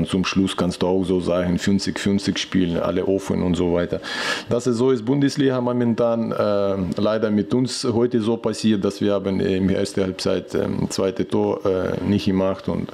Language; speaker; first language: German; non-native, fluent; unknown